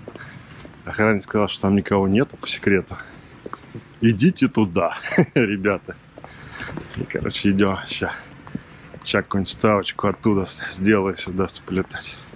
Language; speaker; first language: Russian; native; Russian